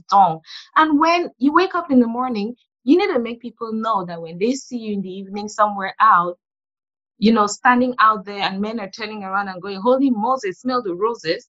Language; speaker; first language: English; non-native, local second language; French